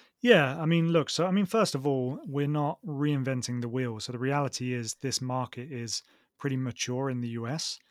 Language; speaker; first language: English; native; English